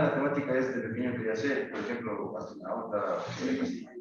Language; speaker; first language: Spanish; native; Spanish